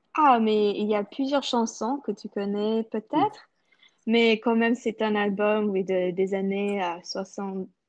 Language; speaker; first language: French; non-native, local second language; English